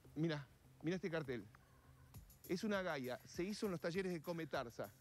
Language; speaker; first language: Spanish; native; Spanish